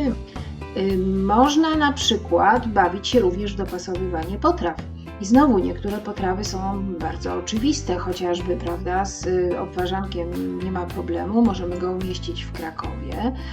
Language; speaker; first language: Polish; native; Polish